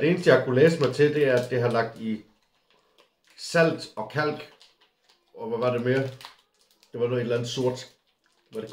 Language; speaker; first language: Danish; native; Danish